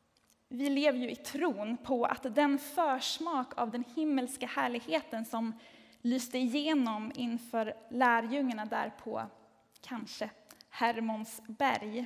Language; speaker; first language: Swedish; native; Swedish